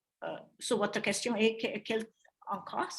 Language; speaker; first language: French; non-native, learner; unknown